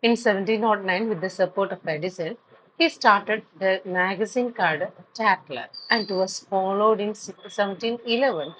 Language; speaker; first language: English; non-native, local second language; Malayalam